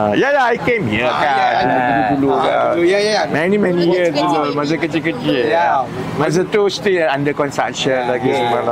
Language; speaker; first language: Malay; native; Malay